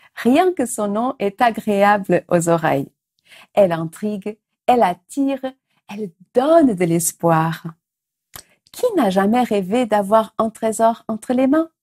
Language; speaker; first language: French; non-native, fluent; Portuguese